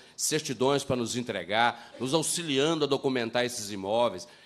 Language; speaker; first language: Portuguese; native; Portuguese